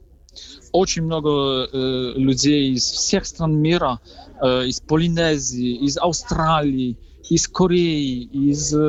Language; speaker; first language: Russian; non-native, fluent; Polish